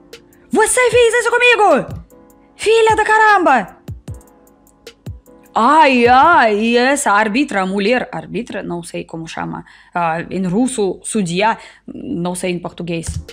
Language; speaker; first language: Portuguese; non-native, learner; Russian